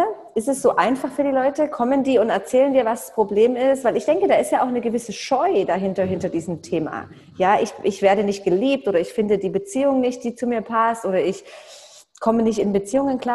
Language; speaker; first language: German; native; German